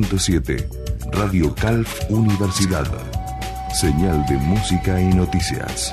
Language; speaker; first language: Spanish; native; Spanish